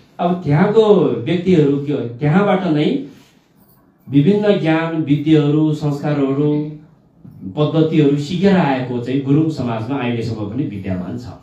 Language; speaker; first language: Nepali; non-native, local second language; Gurung